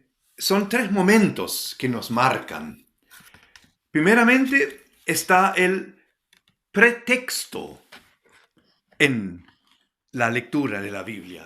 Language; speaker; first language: Spanish; non-native, fluent; German